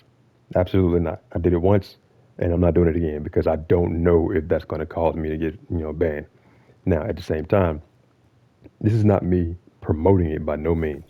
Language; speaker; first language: English; native; English